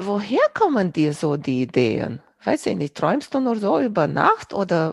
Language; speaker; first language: German; non-native, fluent; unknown